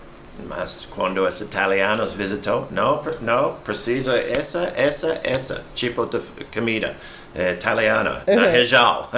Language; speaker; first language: Portuguese; non-native, learner; English